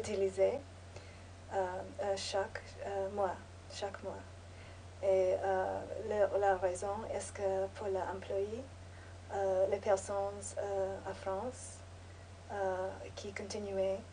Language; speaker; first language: French; non-native, learner; English